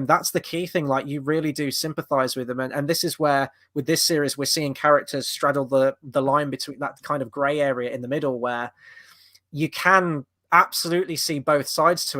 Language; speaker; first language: English; native; English